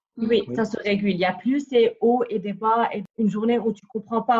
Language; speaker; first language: French; non-native, fluent; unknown